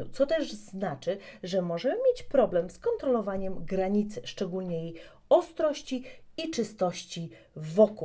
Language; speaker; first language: Polish; native; Polish